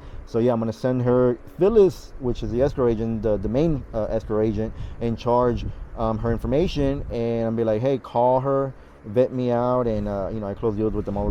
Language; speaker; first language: English; native; English